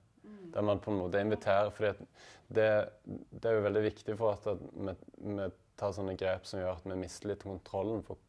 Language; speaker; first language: Norwegian; native; Norwegian